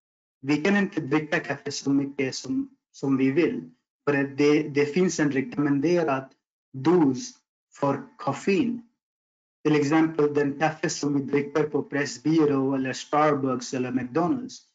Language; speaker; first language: Swedish; non-native, fluent; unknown